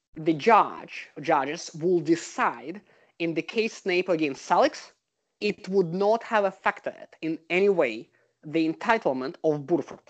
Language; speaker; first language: English; non-native, fluent; Russian